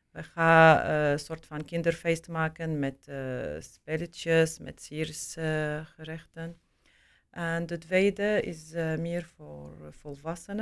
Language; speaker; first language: Dutch; non-native, learner; Arabic